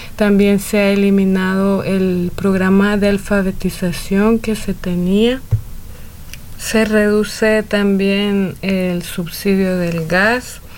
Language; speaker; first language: Spanish; native; Spanish